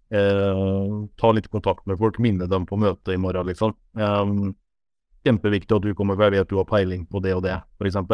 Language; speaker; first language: Norwegian; native; Norwegian